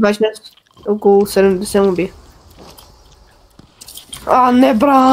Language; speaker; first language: Bulgarian; native; Bulgarian